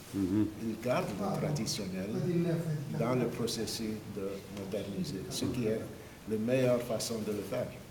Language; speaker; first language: French; non-native, fluent; English